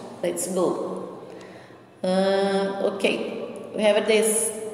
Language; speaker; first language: English; non-native, fluent; Portuguese